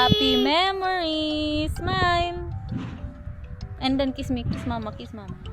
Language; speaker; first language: English; non-native, local second language; Filipino